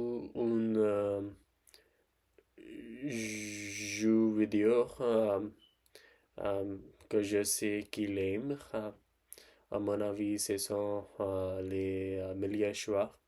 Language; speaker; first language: French; non-native, learner; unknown